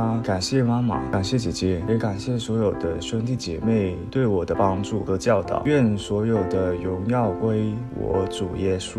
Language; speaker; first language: Chinese; early bilingual, other home language; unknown